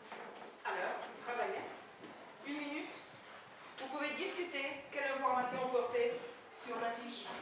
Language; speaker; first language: French; non-native, fluent; Ukrainian